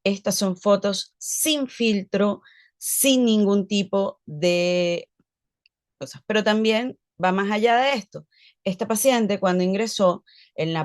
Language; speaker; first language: Spanish; native; Spanish